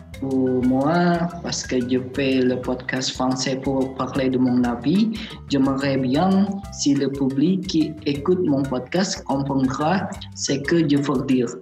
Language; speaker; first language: French; non-native, learner; Chinese